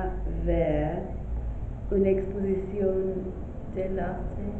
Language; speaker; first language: Spanish; non-native, learner; English